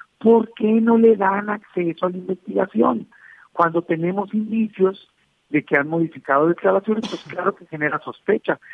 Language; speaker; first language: Spanish; native; Spanish